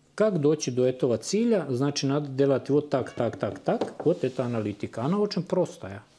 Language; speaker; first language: Russian; non-native, fluent; Serbian